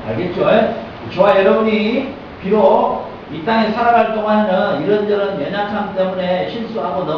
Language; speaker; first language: Korean; native; Korean